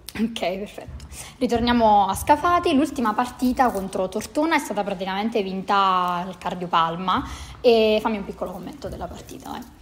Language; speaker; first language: Italian; native; Italian